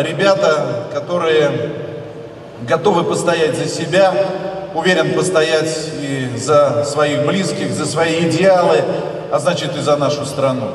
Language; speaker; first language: Russian; native; Russian